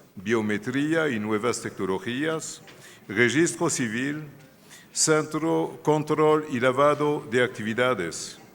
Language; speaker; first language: Spanish; non-native, learner; French